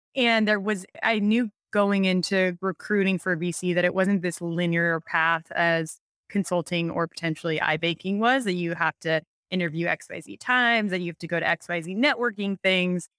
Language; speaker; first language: English; native; English